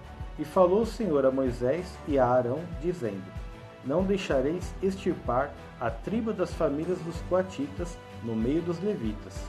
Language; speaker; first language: Portuguese; native; Portuguese